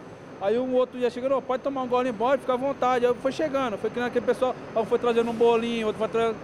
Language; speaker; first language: Portuguese; native; Portuguese